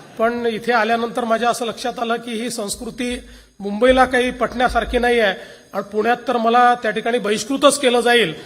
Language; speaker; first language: Marathi; native; Marathi